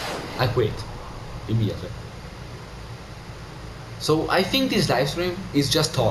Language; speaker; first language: English; non-native, learner; Italian